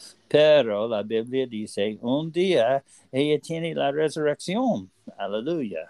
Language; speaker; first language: Spanish; non-native, learner; English